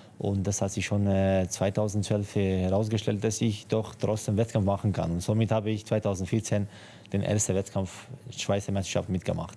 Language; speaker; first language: German; non-native, fluent; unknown